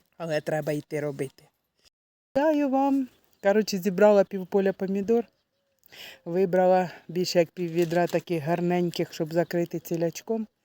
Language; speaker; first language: Ukrainian; native; Ukrainian